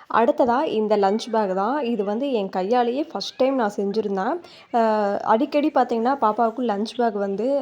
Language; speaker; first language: Tamil; native; Tamil